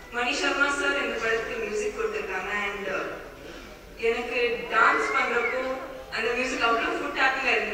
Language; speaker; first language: Tamil; non-native, learner; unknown